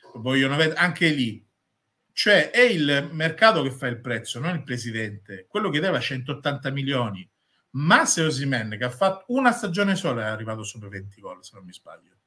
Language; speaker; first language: Italian; native; Italian